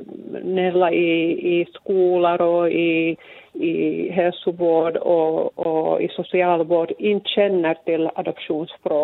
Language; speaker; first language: Swedish; non-native, local second language; Finnish